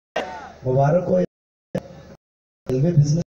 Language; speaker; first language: Hindi; native; Hindi